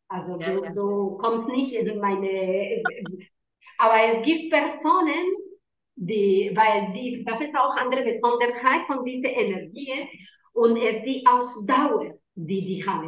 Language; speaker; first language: German; non-native, learner; Spanish